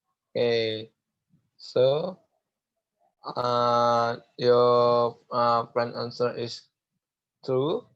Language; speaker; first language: English; non-native, learner; Indonesian